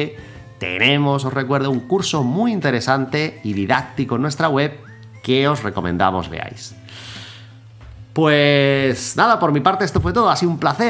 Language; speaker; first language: Spanish; native; Spanish